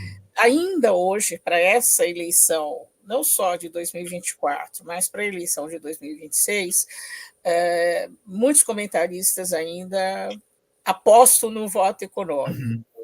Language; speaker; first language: Portuguese; native; Portuguese